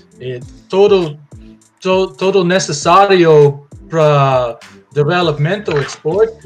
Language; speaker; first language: Portuguese; non-native, learner; English